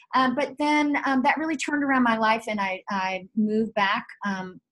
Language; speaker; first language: English; native; English